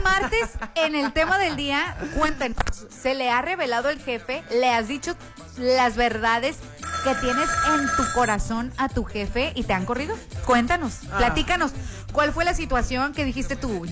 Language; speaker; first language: Spanish; native; Spanish